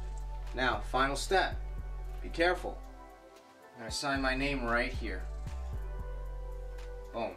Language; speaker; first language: English; native; English